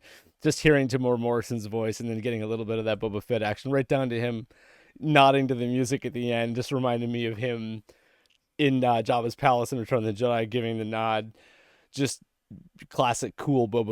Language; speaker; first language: English; native; English